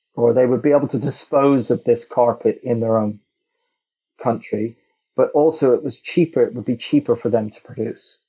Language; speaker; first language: English; native; English